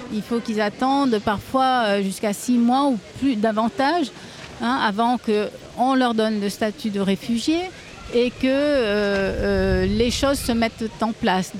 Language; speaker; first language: French; native; French